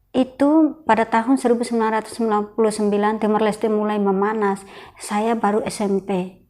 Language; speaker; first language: Indonesian; non-native, local second language; Tetum